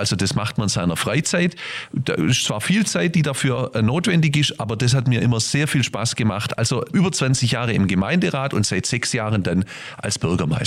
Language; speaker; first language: German; native; German